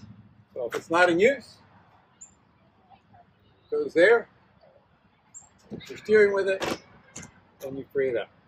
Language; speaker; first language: English; native; English